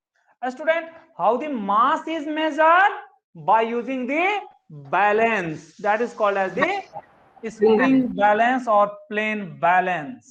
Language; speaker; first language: English; non-native, local second language; Hindi